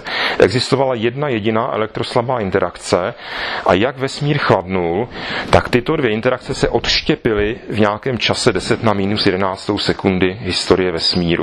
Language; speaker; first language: Czech; native; Czech